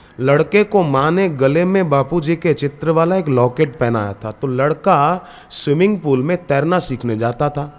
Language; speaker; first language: Hindi; native; Hindi